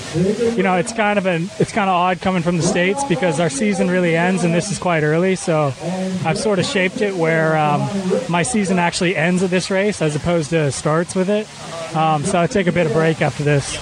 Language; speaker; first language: English; native; English